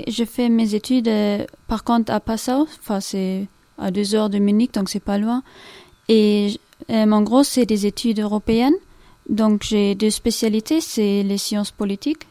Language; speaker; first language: French; non-native, fluent; German